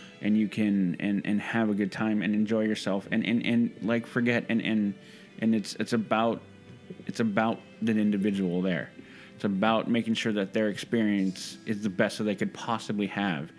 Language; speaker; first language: English; native; English